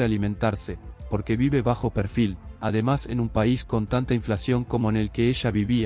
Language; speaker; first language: Spanish; native; Spanish